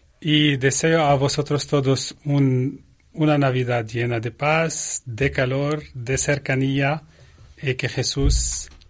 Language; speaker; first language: Spanish; non-native, learner; Arabic